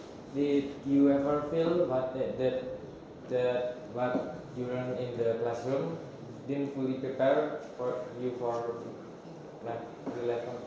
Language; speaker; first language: English; non-native, learner; Indonesian